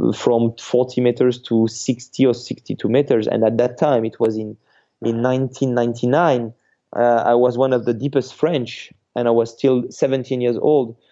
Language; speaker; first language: English; non-native, fluent; French